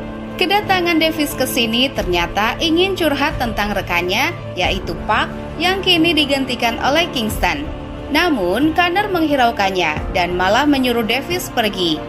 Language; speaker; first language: Indonesian; native; Indonesian